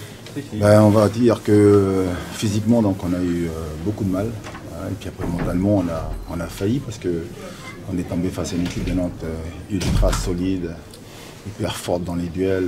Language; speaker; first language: French; native; French